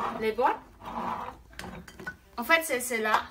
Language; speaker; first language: French; non-native, learner; Khmer